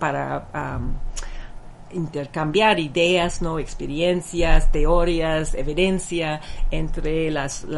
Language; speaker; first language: Spanish; non-native, fluent; English